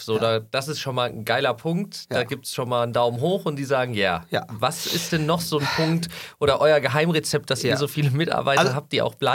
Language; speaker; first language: German; native; German